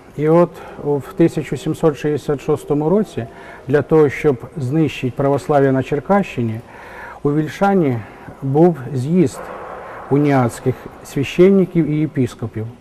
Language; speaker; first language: Ukrainian; native; Ukrainian